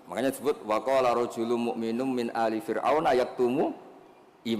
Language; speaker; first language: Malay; non-native, local second language; Javanese